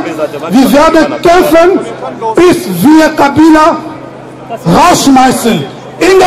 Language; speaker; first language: German; non-native, fluent; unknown